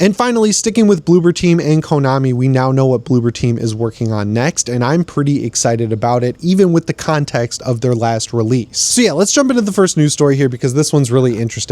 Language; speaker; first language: English; native; English